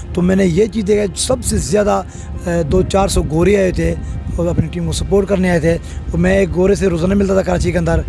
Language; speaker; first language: Urdu; non-native, local second language; Sindhi